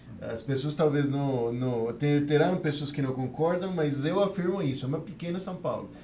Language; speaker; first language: Portuguese; non-native, fluent; Spanish